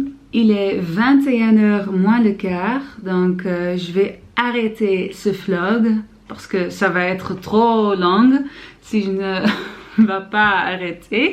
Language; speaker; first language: French; non-native, learner; Dutch